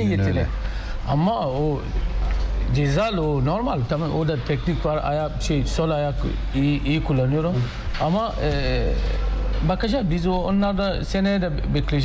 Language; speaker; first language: Turkish; non-native, learner; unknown